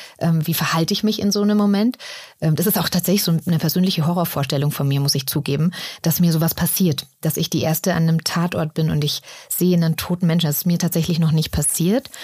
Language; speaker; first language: German; native; German